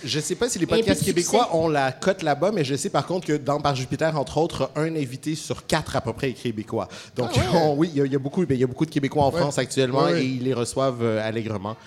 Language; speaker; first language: French; native; French